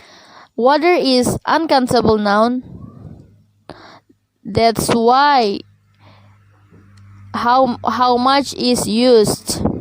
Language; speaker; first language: English; non-native, learner; Indonesian